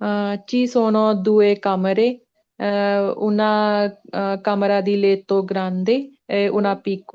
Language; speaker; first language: Italian; non-native, learner; Punjabi